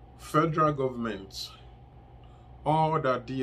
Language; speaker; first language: English; non-native, local second language; Yoruba